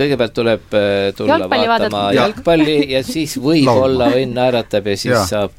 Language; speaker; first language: Estonian; native; Estonian